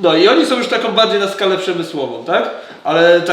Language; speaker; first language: Polish; native; Polish